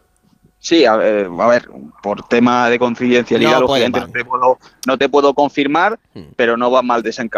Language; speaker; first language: Spanish; native; Spanish